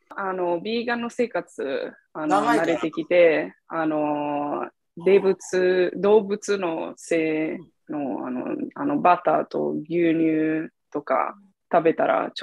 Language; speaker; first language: Japanese; non-native, fluent; Italian